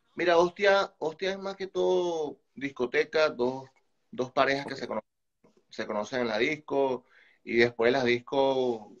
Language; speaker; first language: Spanish; native; Spanish